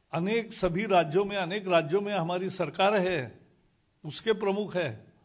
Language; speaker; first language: Hindi; non-native, local second language; Marathi